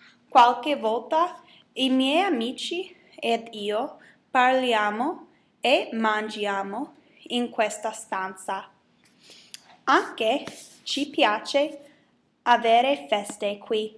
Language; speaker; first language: Italian; non-native, learner; English